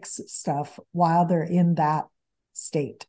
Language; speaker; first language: English; early bilingual, other home language; Spanish